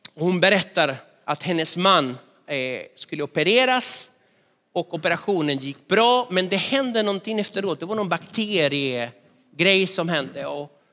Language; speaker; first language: Swedish; non-native, fluent; Spanish